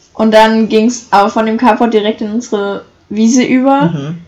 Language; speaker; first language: German; native; German